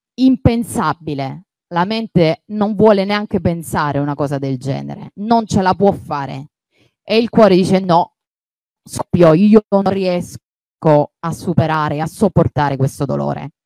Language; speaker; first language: Italian; native; Italian